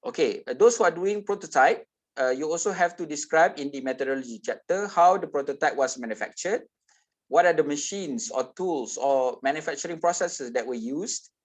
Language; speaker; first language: English; non-native, local second language; Malay